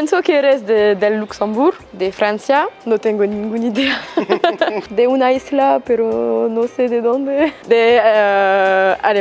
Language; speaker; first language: Spanish; non-native, learner; French